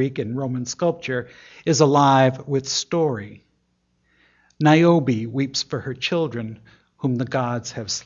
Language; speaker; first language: English; native; English